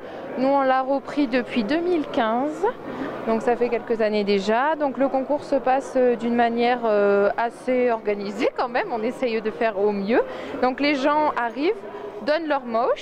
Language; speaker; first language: French; native; French